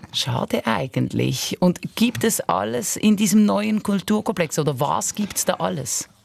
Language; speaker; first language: German; native; German